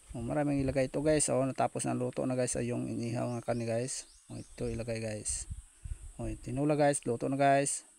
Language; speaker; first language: Filipino; non-native, local second language; Cebuano